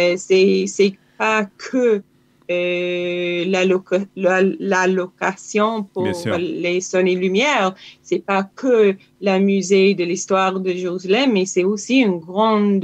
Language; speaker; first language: French; non-native, learner; Hebrew